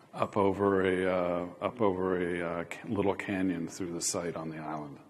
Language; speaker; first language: English; native; English